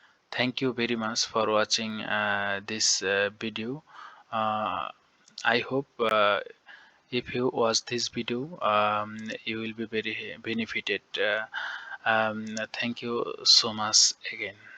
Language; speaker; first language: English; non-native, local second language; Bangla